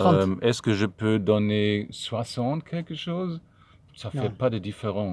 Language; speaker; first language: French; non-native, fluent; German